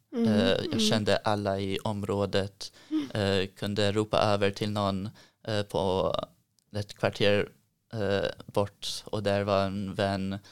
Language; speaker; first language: Swedish; early bilingual, heritage; Swedish